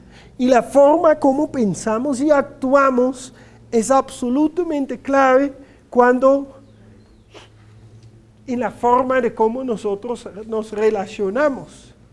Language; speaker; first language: Spanish; non-native, fluent; Dutch